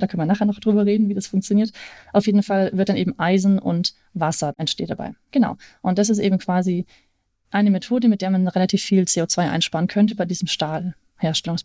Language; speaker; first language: German; native; German